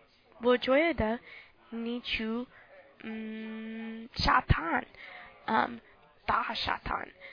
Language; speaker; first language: Chinese; non-native, learner; English